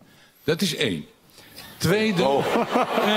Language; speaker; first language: Dutch; non-native, fluent; Turkish